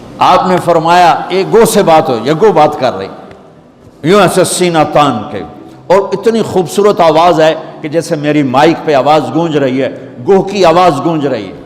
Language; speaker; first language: Urdu; non-native, local second language; Punjabi